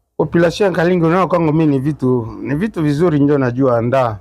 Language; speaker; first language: Swahili; non-native, local second language; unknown